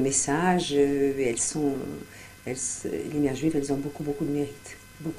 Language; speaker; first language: French; native; French